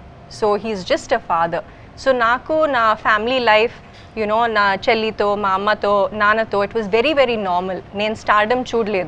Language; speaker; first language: Telugu; early bilingual, heritage; Kannada